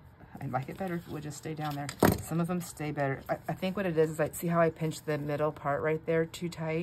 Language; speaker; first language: English; native; English